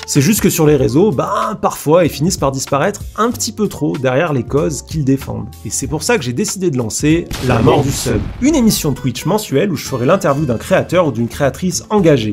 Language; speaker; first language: French; native; French